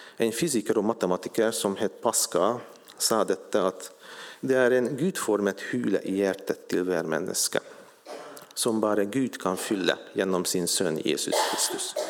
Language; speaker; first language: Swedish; non-native, fluent; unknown